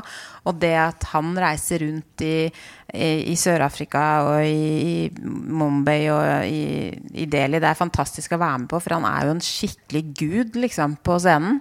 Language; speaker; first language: Norwegian; native; Norwegian